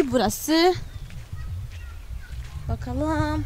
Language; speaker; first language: Turkish; non-native, fluent; Portuguese